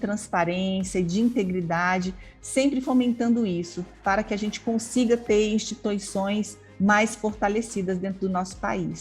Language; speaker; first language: Portuguese; native; Portuguese